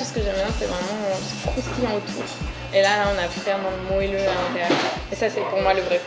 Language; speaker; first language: French; native; French